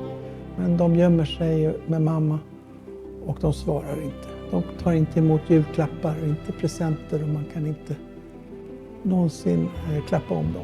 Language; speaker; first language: Swedish; non-native, fluent; Arabic